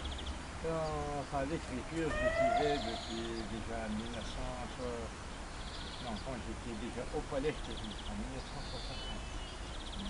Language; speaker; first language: French; non-native, local second language; Kabyle